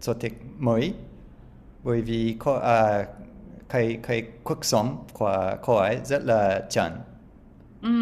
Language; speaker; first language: Vietnamese; non-native, learner; English